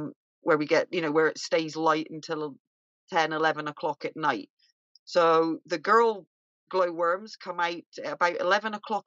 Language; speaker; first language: English; native; English